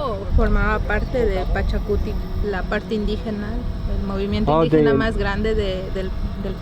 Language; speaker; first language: Spanish; native; Spanish